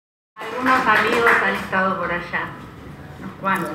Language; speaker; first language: Spanish; native; Spanish